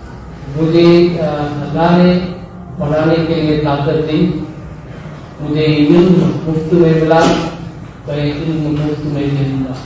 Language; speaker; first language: Hindi; non-native, local second language; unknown